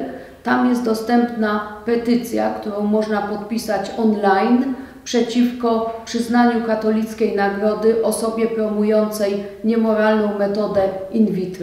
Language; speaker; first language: Polish; native; Polish